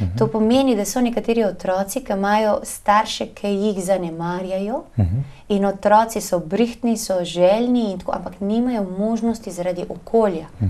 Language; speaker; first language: Slovenian; native; Slovenian